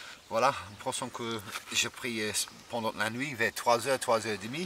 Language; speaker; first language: French; non-native, fluent; English